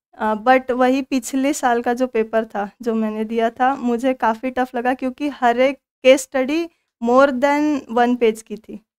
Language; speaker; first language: Hindi; non-native, local second language; Marathi